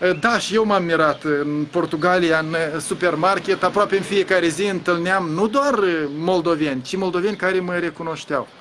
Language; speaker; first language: Romanian; native; Romanian